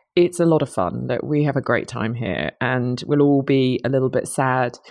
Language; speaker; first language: English; native; English